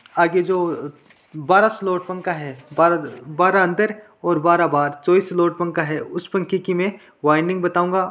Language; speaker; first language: Hindi; native; Hindi